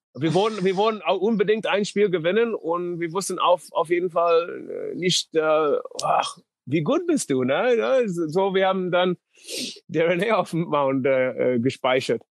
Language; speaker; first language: German; non-native, fluent; English